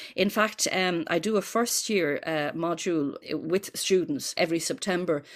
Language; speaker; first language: English; native; English